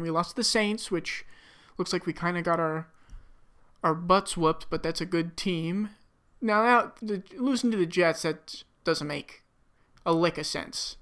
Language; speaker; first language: English; native; English